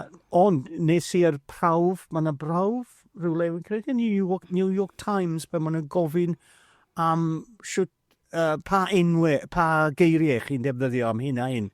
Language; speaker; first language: Welsh; non-native, fluent; English